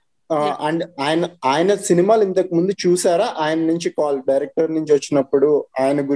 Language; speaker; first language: Telugu; native; Telugu